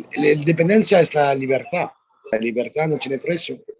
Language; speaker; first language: Spanish; non-native, learner; French